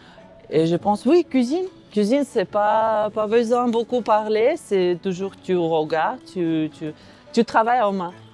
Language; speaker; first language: French; non-native, learner; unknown